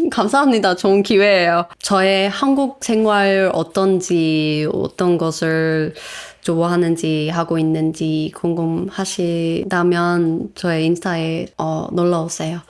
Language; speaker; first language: Korean; non-native, fluent; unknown